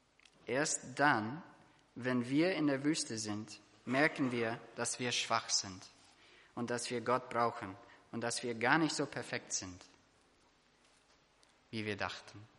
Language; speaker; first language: German; non-native, fluent; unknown